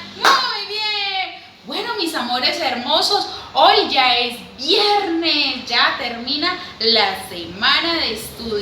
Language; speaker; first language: Spanish; native; Spanish